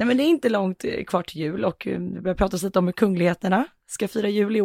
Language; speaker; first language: Swedish; native; Swedish